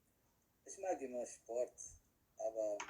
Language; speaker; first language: German; non-native, learner; Tigrinya